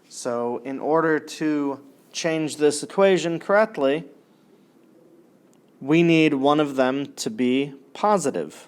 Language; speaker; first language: English; native; English